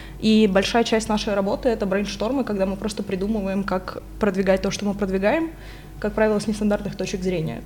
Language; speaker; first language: Russian; non-native, local second language; Ukrainian